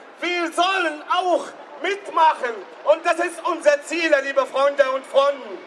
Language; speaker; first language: German; non-native, learner; Arabic